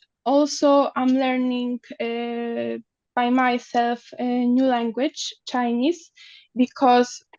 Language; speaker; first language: English; non-native, learner; Polish